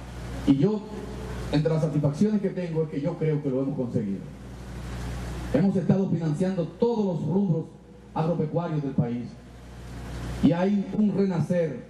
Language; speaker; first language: Spanish; native; Spanish